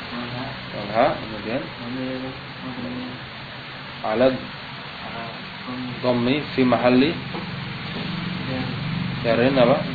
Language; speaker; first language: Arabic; non-native, fluent; Indonesian